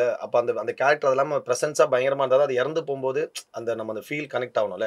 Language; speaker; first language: Tamil; native; Tamil